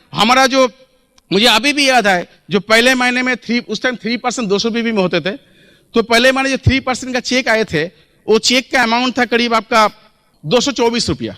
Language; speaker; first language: Hindi; non-native, local second language; Bangla